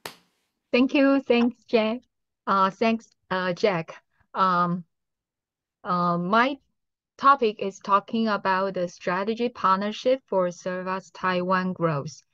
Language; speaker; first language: English; non-native, fluent; Chinese